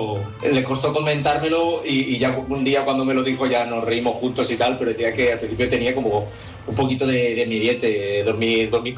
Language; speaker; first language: Spanish; native; Spanish